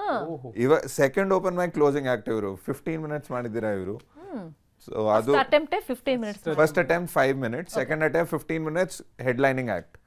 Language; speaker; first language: Kannada; non-native, learner; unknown